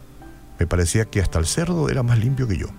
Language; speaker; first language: Spanish; native; Spanish